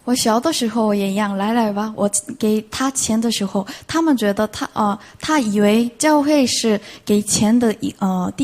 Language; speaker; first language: Chinese; non-native, fluent; Korean